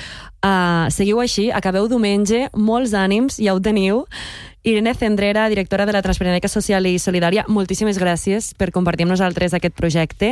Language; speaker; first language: Catalan; native; Catalan